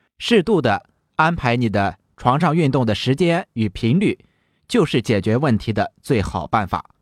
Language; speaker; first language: Chinese; native; Chinese